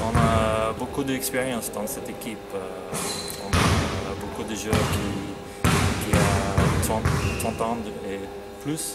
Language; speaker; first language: French; non-native, fluent; English